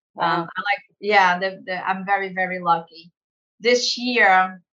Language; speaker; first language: English; early bilingual, other home language; Portuguese